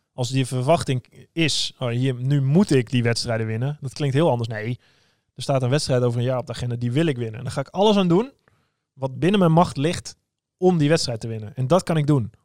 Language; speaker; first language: Dutch; native; Dutch